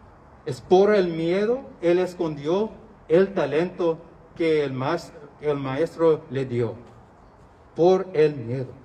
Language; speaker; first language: Spanish; non-native, learner; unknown